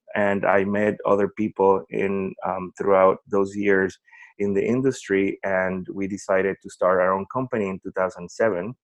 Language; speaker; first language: English; non-native, fluent; Spanish